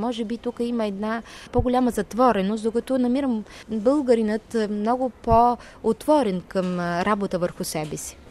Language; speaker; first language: Bulgarian; native; Bulgarian